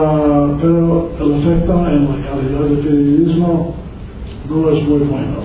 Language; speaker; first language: Spanish; non-native, learner; English